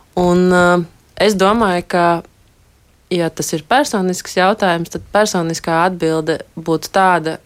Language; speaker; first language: Latvian; native; Latvian